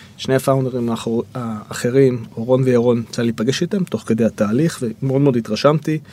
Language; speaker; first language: Hebrew; native; Hebrew